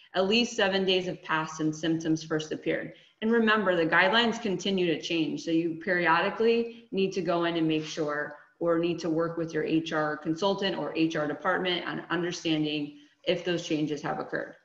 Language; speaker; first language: English; native; English